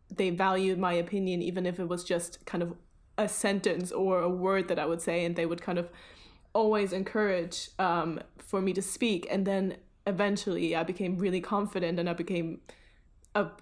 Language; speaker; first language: English; early bilingual, other home language; German